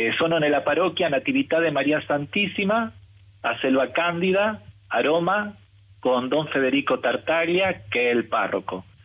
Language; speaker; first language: Italian; non-native, fluent; Spanish